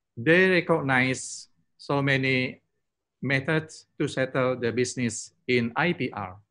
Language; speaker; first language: English; non-native, fluent; Indonesian